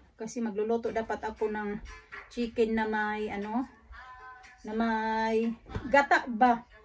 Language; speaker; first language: Filipino; native; Filipino